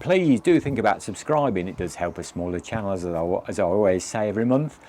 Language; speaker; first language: English; native; English